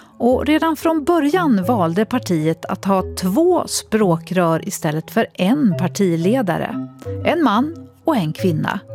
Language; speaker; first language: Swedish; native; Swedish